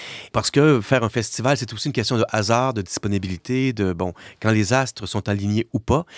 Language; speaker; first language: French; native; French